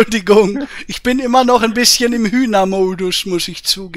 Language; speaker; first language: German; native; German